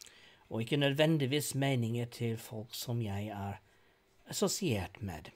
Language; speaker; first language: Norwegian; non-native, fluent; English